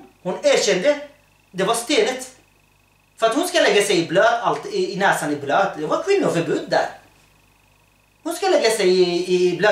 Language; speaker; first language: Swedish; early bilingual, other home language; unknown